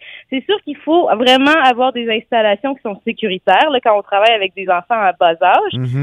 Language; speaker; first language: French; native; French